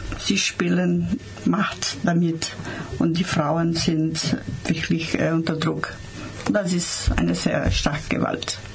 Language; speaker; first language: German; non-native, fluent; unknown